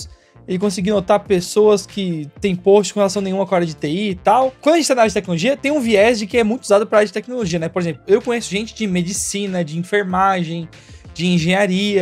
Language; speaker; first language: Portuguese; native; Portuguese